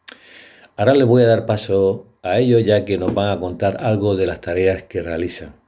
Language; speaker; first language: Spanish; native; Spanish